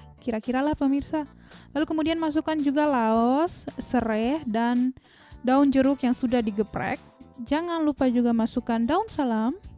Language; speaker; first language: Indonesian; native; Indonesian